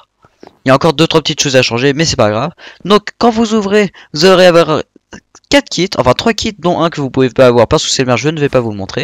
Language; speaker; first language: French; native; French